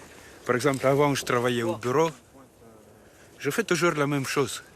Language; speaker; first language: French; non-native, learner; Russian